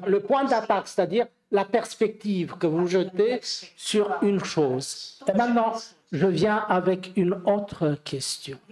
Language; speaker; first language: French; non-native, fluent; Romanian